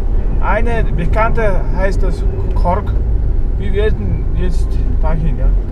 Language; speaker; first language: German; non-native, fluent; Mongolian